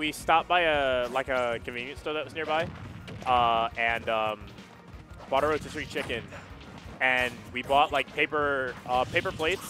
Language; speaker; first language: English; native; English